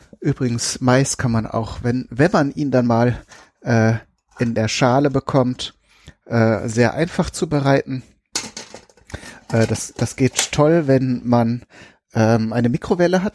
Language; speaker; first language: German; native; German